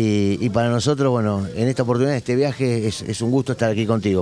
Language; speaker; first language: Spanish; native; Spanish